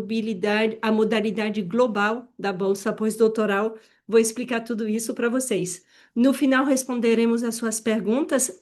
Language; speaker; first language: Portuguese; non-native, fluent; French